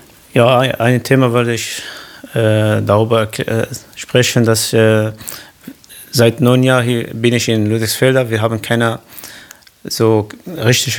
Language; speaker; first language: German; non-native, learner; Arabic